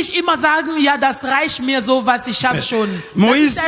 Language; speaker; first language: German; non-native, learner; French